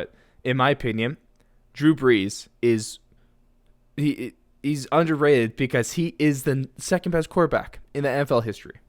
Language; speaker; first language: English; native; English